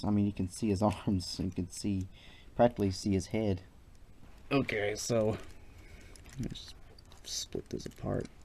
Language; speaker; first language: English; native; English